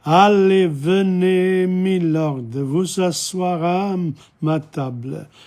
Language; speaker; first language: French; non-native, learner; English